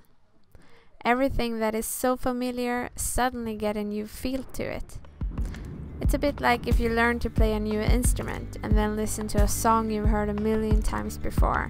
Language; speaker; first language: English; non-native, fluent; Swedish